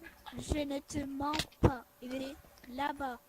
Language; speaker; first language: French; native; French